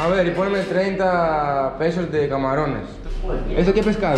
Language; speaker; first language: Spanish; non-native, learner; Greek